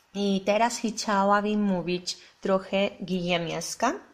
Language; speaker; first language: Polish; non-native, learner; Spanish